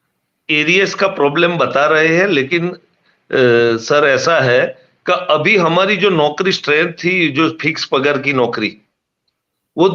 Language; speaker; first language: Hindi; non-native, local second language; Gujarati